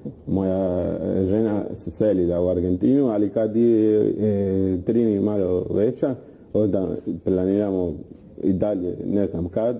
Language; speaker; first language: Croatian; non-native, fluent; Spanish